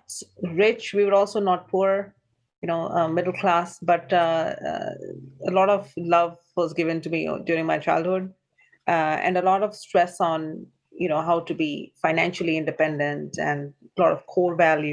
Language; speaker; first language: English; non-native, local second language; Punjabi